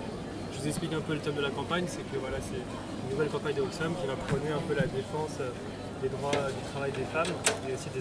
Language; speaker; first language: French; native; French